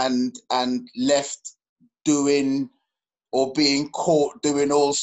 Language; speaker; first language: English; native; English